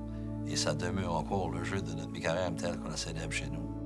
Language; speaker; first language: French; native; French